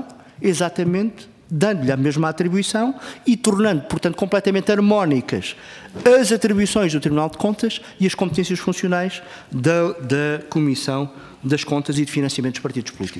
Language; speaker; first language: Portuguese; native; Portuguese